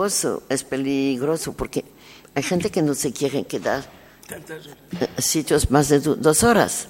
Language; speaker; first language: Spanish; non-native, learner; French